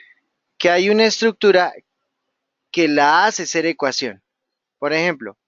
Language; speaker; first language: Spanish; native; Spanish